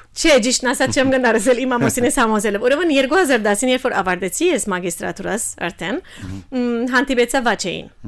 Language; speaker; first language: Armenian; early bilingual, heritage; Armenian